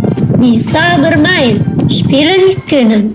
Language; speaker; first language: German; non-native, learner; Indonesian